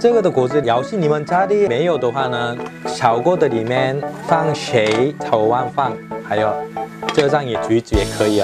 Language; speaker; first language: Chinese; non-native, learner; Korean